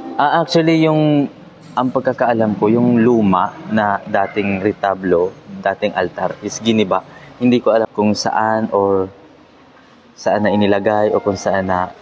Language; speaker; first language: Filipino; non-native, local second language; Bikol